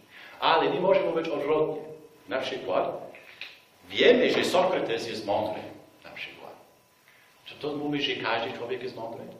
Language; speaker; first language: Polish; non-native, fluent; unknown